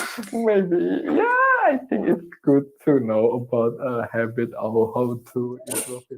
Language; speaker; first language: English; non-native, learner; Indonesian